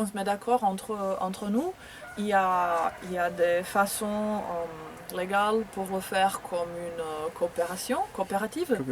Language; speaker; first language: French; non-native, fluent; Croatian